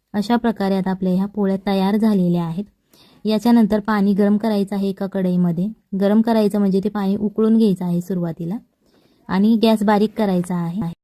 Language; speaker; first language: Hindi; non-native, local second language; Marathi